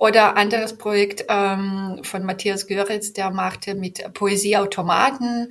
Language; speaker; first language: German; non-native, fluent; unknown